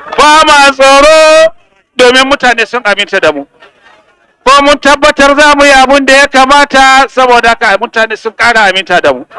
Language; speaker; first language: Hausa; native; Hausa